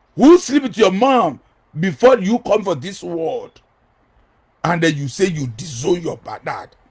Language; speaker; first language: English; non-native, local second language; Yoruba